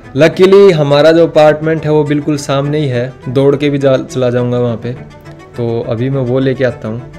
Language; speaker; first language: Hindi; native; Hindi